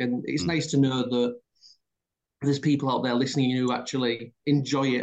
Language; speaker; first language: English; native; English